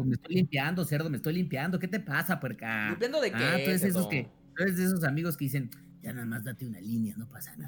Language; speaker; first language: Spanish; native; Spanish